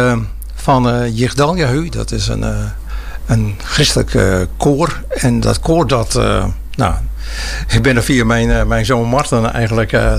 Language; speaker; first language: Dutch; native; Dutch